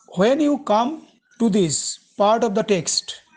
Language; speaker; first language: English; non-native, local second language; Bangla